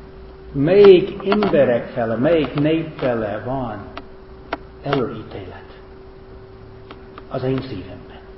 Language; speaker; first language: Hungarian; non-native, fluent; English